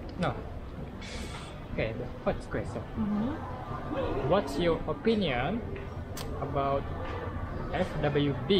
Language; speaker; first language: English; non-native, learner; Indonesian